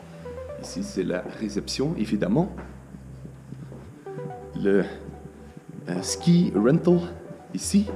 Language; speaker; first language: French; non-native, learner; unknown